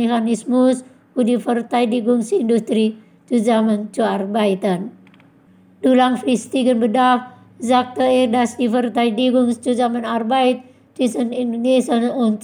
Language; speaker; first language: German; non-native, fluent; Indonesian